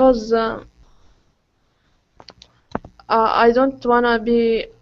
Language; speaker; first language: English; non-native, learner; Arabic